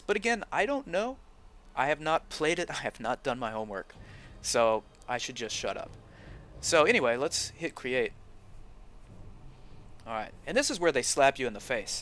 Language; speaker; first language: English; native; English